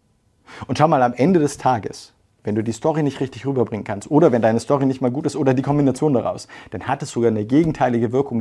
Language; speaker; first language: German; native; German